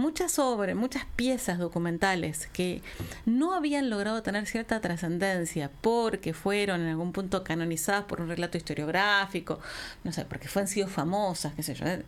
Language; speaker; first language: Spanish; native; Spanish